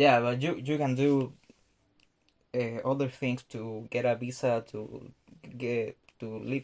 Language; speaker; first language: English; non-native, fluent; Spanish